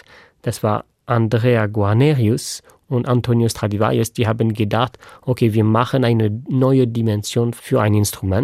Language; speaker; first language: German; non-native, fluent; French